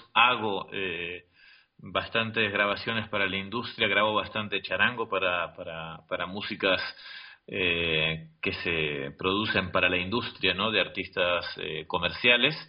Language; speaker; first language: Spanish; native; Spanish